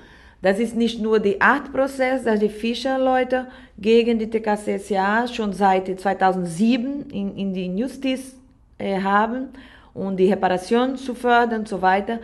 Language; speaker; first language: German; non-native, learner; Portuguese